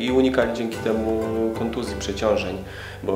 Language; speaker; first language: Polish; native; Polish